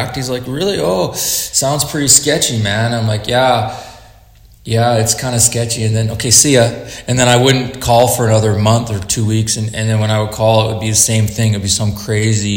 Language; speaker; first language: English; native; English